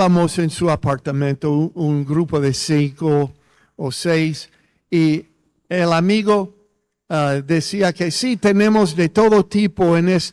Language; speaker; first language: Spanish; non-native, fluent; English